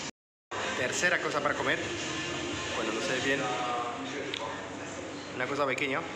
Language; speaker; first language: Spanish; non-native, fluent; French